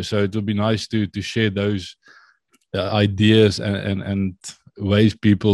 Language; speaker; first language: English; non-native, local second language; Afrikaans